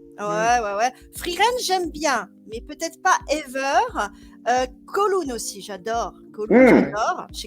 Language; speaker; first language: French; native; French